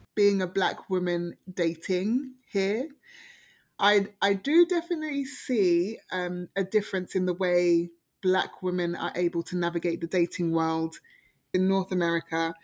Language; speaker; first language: English; native; English